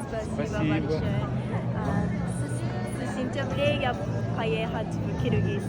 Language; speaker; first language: Russian; non-native, learner; Japanese